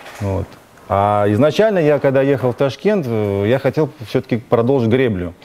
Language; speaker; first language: Russian; native; Russian